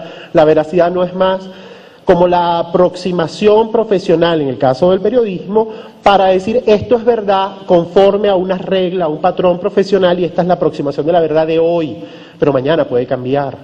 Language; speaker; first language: Spanish; native; Spanish